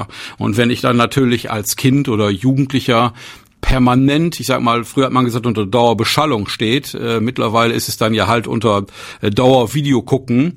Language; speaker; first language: German; native; German